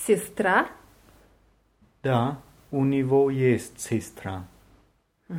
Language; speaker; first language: Russian; non-native, learner; German